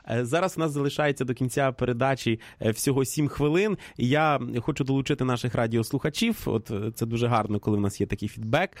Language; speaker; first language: Ukrainian; native; Ukrainian